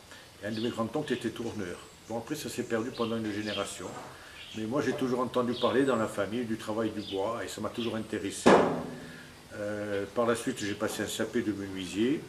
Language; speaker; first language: French; native; French